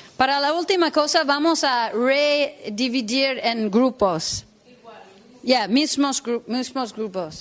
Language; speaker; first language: Spanish; non-native, fluent; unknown